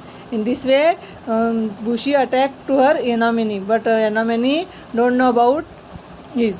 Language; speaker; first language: English; non-native, local second language; Marathi